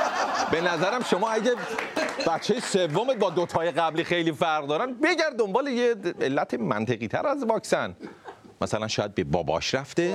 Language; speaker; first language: Persian; native; Persian